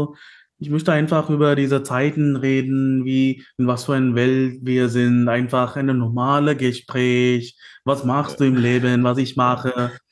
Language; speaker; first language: German; non-native, learner; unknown